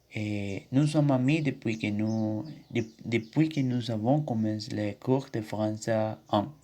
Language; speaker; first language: French; non-native, learner; Spanish